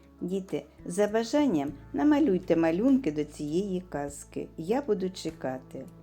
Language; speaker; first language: Ukrainian; native; Ukrainian